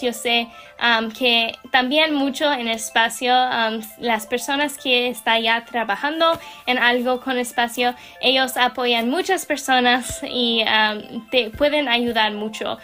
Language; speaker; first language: Spanish; non-native, learner; English